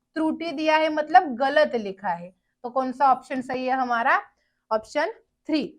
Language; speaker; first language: Hindi; non-native, local second language; Marathi